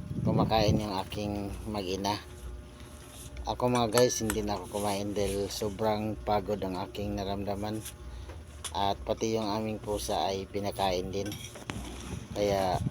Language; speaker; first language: Filipino; non-native, local second language; Cebuano